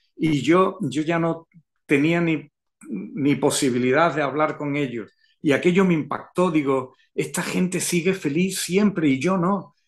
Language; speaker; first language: Spanish; native; Spanish